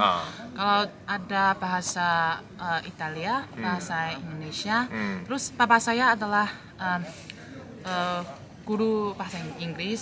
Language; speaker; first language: Indonesian; non-native, fluent; Chinese